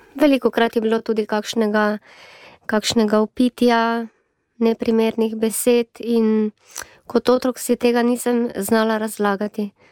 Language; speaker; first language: Slovenian; native; Slovenian